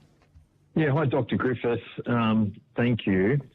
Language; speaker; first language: English; native; English